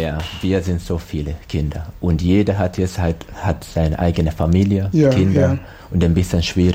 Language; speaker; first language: German; non-native, learner; Swahili